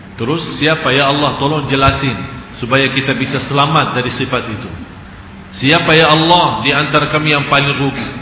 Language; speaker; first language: Indonesian; non-native, fluent; Arabic